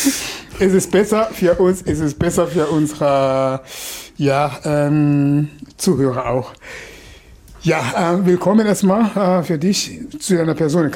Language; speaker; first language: German; non-native, fluent; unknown